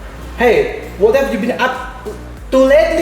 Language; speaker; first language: English; non-native, fluent; Indonesian